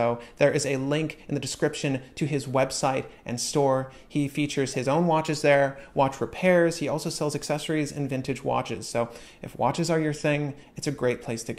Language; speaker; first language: English; native; English